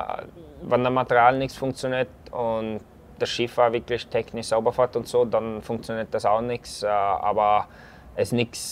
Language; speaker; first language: German; non-native, fluent; Norwegian